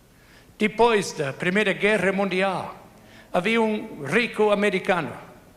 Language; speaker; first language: Portuguese; non-native, fluent; English